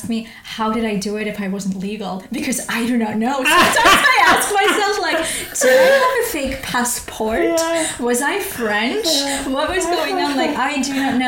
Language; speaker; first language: English; non-native, fluent; Russian